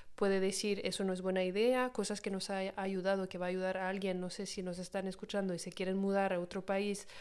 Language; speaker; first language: Spanish; non-native, fluent; French